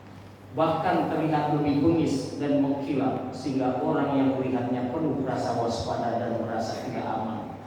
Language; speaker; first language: Indonesian; native; Indonesian